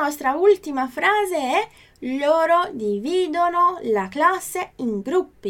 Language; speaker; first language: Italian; non-native, fluent; Portuguese